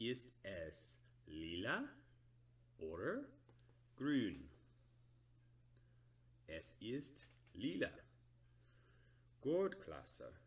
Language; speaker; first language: German; non-native, learner; English